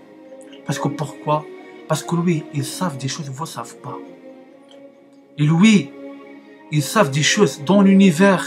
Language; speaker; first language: French; non-native, learner; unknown